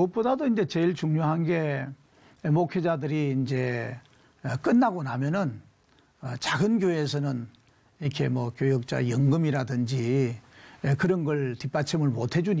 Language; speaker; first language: Korean; native; Korean